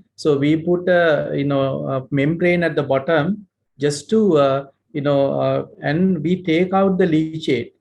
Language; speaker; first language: English; non-native, local second language; Sinhala